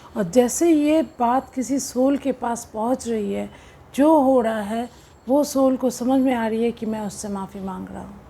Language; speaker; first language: Hindi; non-native, local second language; Bangla